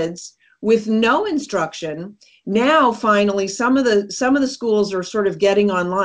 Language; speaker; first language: English; native; English